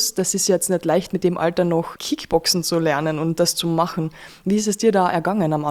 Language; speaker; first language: German; native; German